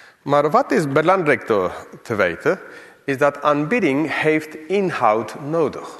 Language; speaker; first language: Dutch; non-native, fluent; English